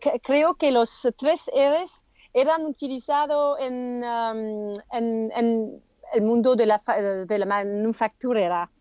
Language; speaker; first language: Spanish; non-native, learner; French